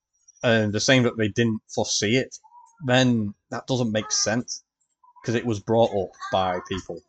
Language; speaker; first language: English; native; English